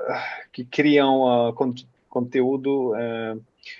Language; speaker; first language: Portuguese; non-native, fluent; Finnish